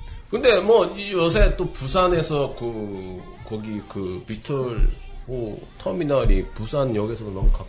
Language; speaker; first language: Korean; non-native, fluent; Japanese